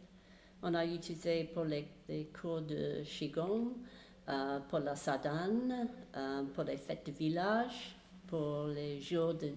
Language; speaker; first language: French; non-native, fluent; English